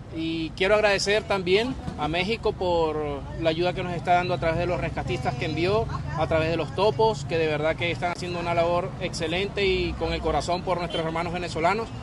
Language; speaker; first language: Spanish; native; Spanish